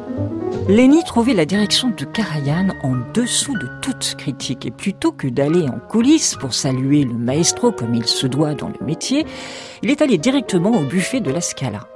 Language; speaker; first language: French; native; French